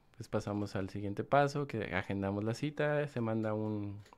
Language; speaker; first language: Spanish; native; Spanish